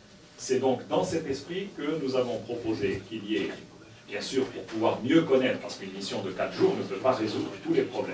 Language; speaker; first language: French; native; French